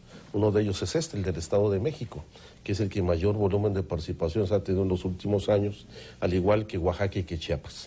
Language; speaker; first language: Spanish; native; Spanish